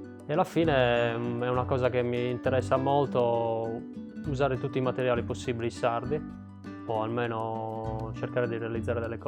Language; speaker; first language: Italian; early bilingual, other home language; German